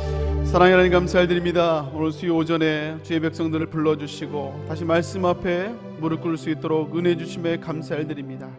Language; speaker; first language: Korean; native; Korean